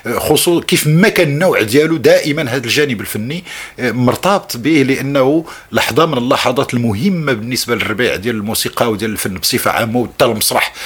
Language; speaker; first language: Arabic; native; Arabic